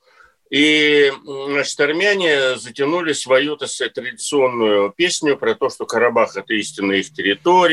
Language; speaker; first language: Russian; native; Russian